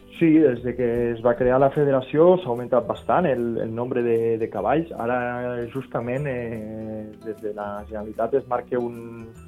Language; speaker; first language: Catalan; non-native, local second language; Occitan